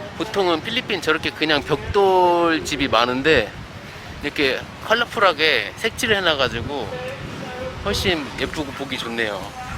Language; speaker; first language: Korean; native; Korean